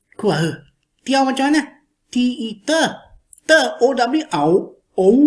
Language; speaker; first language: Malay; non-native, local second language; Chinese